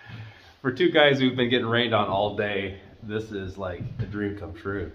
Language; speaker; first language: English; native; English